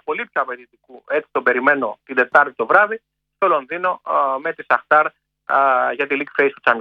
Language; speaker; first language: Greek; native; Greek